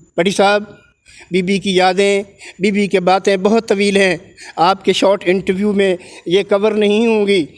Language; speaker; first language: Urdu; non-native, local second language; Punjabi